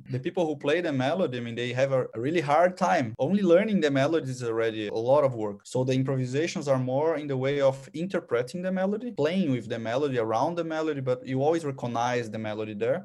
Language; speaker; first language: English; non-native, fluent; Portuguese